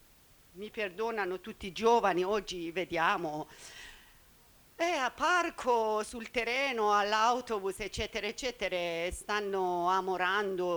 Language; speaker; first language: Italian; non-native, learner; Persian